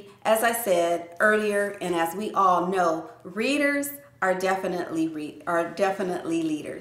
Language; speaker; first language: English; native; English